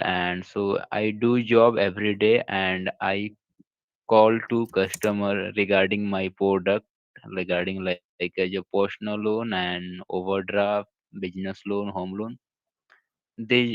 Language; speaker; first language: English; non-native, local second language; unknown